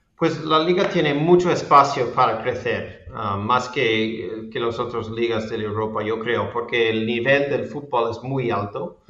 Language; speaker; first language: Spanish; non-native, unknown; English